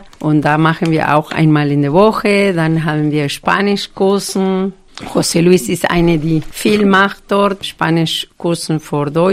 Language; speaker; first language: German; non-native, fluent; Spanish